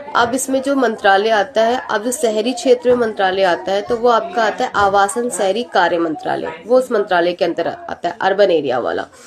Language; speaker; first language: Hindi; native; Hindi